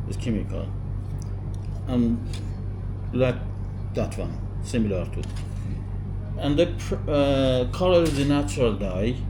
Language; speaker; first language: English; non-native, learner; Persian